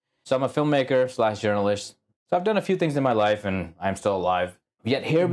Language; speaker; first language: English; non-native, local second language; Urdu